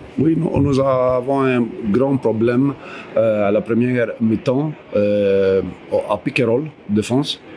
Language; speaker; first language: French; non-native, fluent; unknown